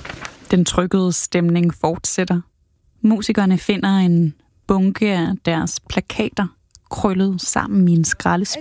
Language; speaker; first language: Danish; native; Danish